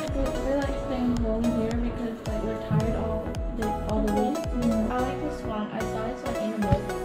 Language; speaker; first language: English; non-native, fluent; Thai